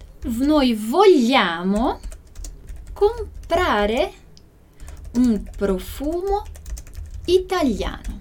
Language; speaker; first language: Italian; non-native, fluent; Portuguese